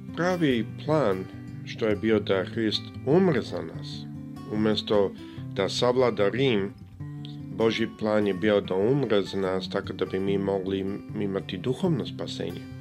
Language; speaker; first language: Serbian; early bilingual, heritage; Serbian